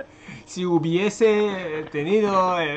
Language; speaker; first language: Spanish; non-native, fluent; French